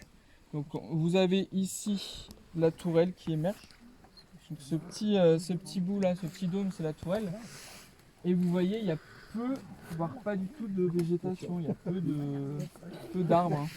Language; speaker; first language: French; native; French